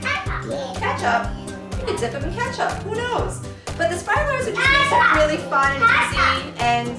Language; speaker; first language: English; native; English